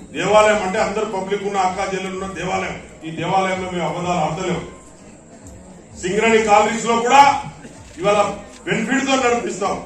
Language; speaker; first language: Telugu; non-native, local second language; Lambadi